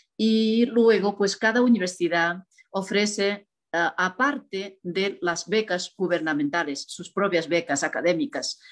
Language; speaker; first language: Spanish; non-native, fluent; Chinese